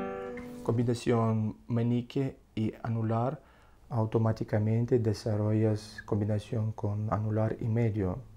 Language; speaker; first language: Spanish; non-native, learner; Russian